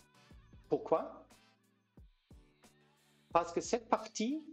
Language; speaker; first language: French; non-native, fluent; German